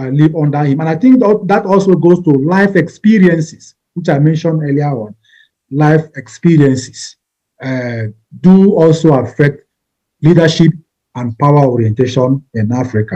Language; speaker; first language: English; non-native, local second language; Igbo